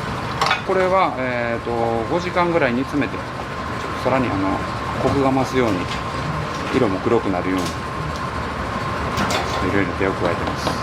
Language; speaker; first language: Japanese; native; Japanese